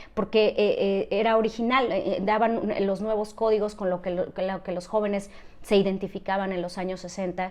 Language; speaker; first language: Spanish; native; Spanish